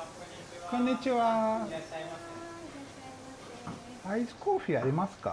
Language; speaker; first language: Japanese; non-native, fluent; Swedish